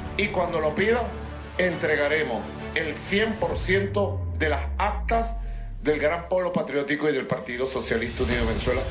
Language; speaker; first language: Spanish; native; Spanish